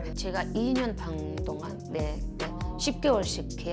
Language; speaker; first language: Korean; non-native, fluent; Mongolian